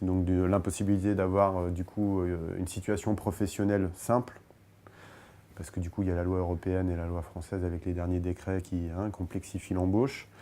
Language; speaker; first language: French; native; French